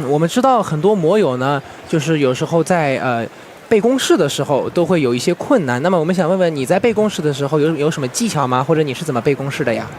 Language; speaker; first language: Chinese; native; Chinese